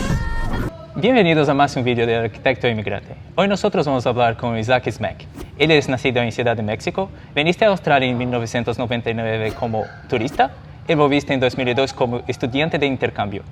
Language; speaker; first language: Spanish; non-native, learner; Portuguese